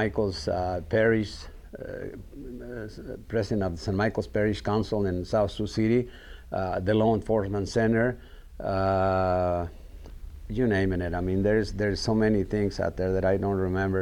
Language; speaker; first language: English; non-native, learner; Spanish